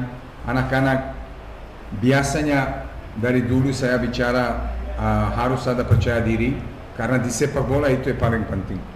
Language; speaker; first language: Indonesian; non-native, fluent; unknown